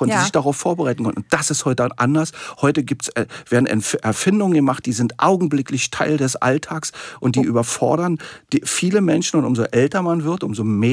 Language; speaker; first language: German; native; German